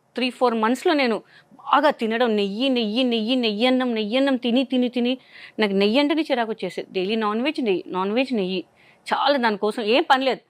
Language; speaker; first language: Telugu; non-native, local second language; Hindi